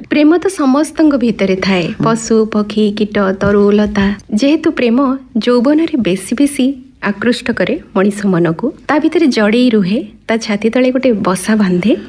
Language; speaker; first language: Odia; native; Odia